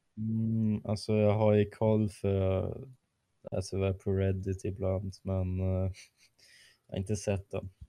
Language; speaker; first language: Swedish; non-native, fluent; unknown